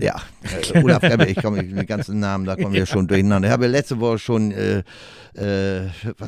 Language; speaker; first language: German; native; German